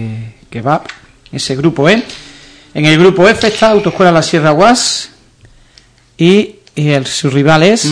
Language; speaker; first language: Spanish; native; Spanish